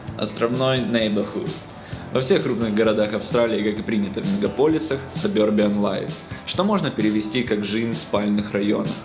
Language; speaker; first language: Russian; native; Russian